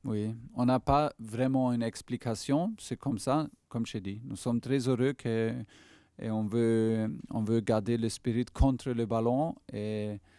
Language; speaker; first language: French; non-native, fluent; German